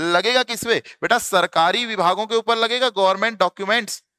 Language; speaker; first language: Hindi; native; Hindi